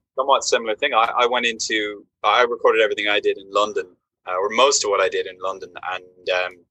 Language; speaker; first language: English; native; English